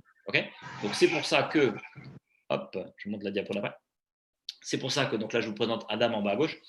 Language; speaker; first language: French; native; French